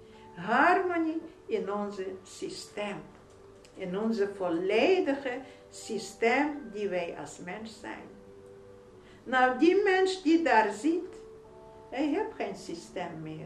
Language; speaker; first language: Dutch; non-native, fluent; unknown